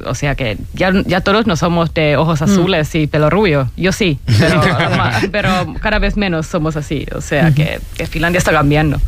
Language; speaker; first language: Spanish; non-native, fluent; Finnish